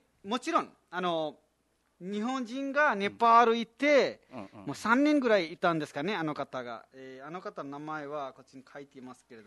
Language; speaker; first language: Japanese; non-native, fluent; Nepali